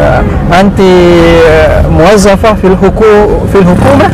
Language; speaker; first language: Arabic; non-native, learner; Indonesian